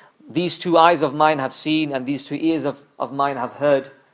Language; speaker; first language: English; early bilingual, other home language; Urdu